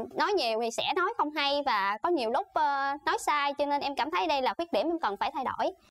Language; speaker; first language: Vietnamese; native; Vietnamese